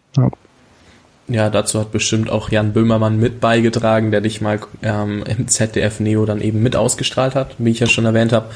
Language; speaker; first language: German; native; German